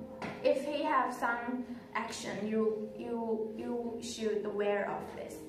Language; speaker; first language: English; non-native, learner; Chinese